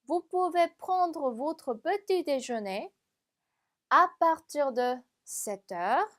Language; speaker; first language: French; non-native, fluent; Korean